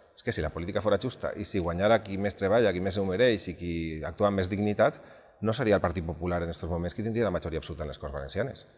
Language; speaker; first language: Catalan; native; Catalan